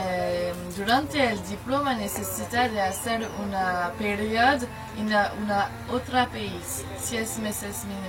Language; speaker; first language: Spanish; non-native, learner; French